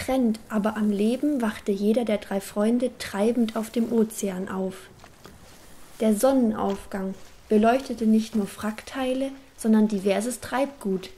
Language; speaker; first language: German; native; German